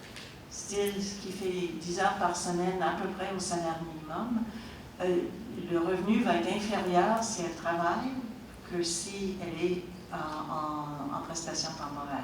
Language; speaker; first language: French; native; French